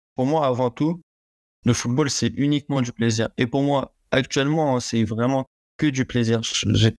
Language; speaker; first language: French; native; French